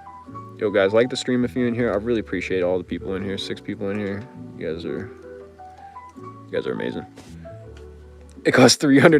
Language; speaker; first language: English; native; English